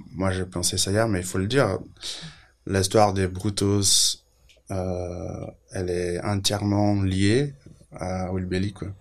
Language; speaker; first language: French; non-native, fluent; Portuguese